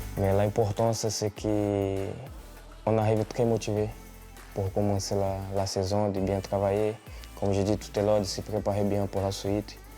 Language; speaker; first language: French; non-native, fluent; Portuguese